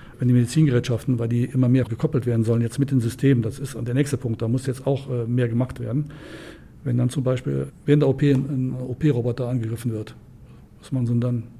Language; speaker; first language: German; native; German